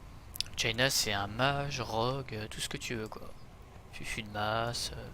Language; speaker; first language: French; native; French